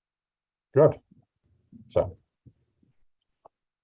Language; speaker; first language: English; native; English